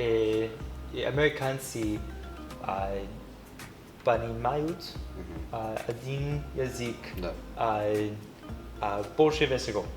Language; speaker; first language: Russian; non-native, learner; English